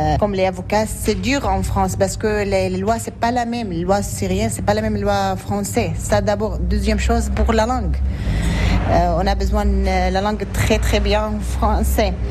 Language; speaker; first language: French; non-native, learner; Arabic